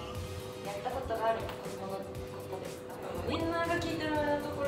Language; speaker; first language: Japanese; native; Japanese